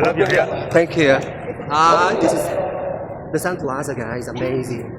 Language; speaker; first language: English; non-native, local second language; Filipino